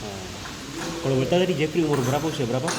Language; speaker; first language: Indonesian; native; Indonesian